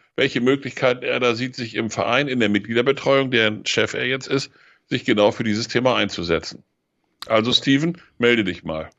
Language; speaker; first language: German; native; German